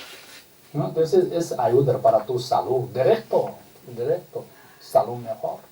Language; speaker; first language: Spanish; non-native, learner; Tibetan